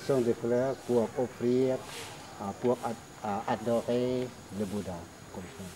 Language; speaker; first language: French; non-native, fluent; Lao